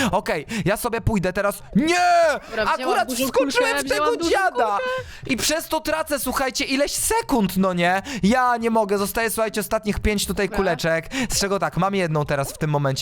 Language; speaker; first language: Polish; native; Polish